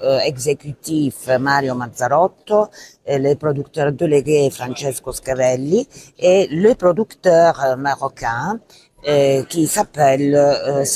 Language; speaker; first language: French; non-native, fluent; Italian